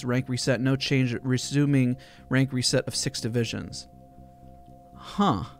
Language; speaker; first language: English; native; English